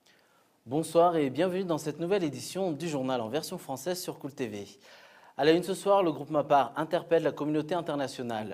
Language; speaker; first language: French; non-native, local second language; Malagasy